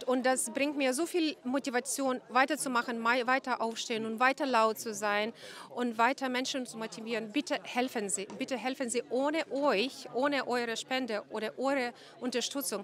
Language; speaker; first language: German; non-native, fluent; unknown